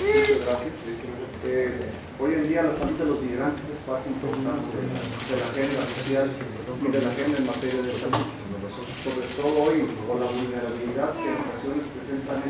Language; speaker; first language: Spanish; native; Spanish